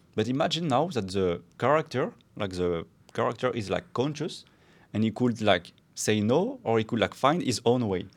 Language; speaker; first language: English; non-native, fluent; French